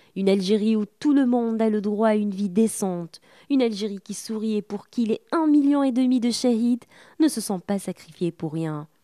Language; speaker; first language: French; non-native, local second language; Arabic